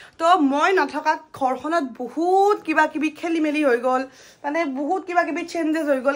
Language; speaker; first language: Assamese; native; Assamese